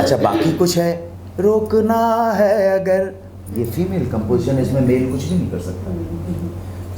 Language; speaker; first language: Hindi; native; Hindi